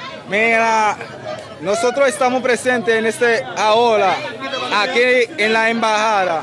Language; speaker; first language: Spanish; non-native, fluent; Haitian Creole